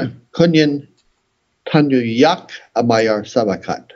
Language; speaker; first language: Hungarian; non-native, learner; English